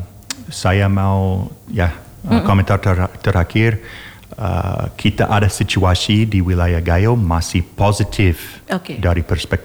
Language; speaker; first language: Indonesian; non-native, learner; English